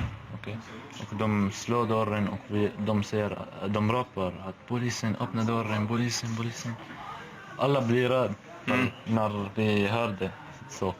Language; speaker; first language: Swedish; non-native, learner; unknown